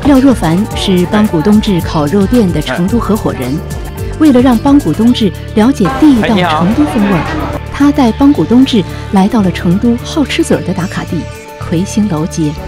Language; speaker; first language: Chinese; native; Chinese